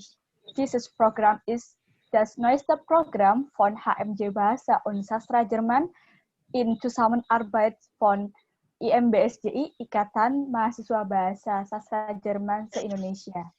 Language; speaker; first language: German; non-native, learner; Indonesian